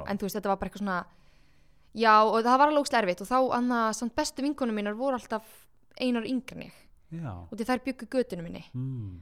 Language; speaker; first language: Icelandic; native; Icelandic